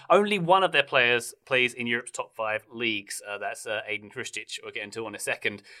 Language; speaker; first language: English; native; English